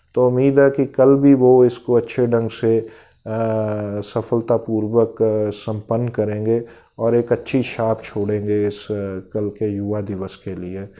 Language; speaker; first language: Hindi; non-native, local second language; Punjabi